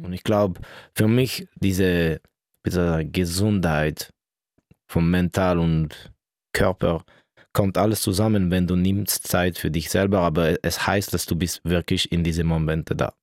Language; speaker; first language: German; non-native, local second language; French